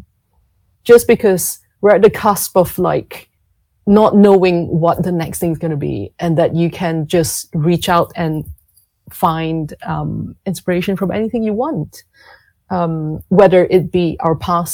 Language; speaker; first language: English; non-native, local second language; Cantonese